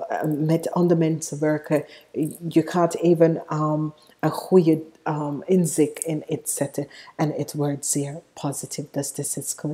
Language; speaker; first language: Dutch; non-native, fluent; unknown